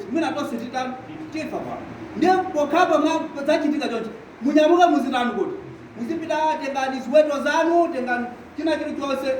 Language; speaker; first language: Nyanja; non-native, local second language; Tumbuka